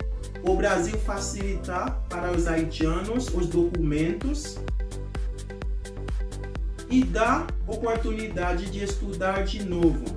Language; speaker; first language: Portuguese; non-native, learner; Haitian Creole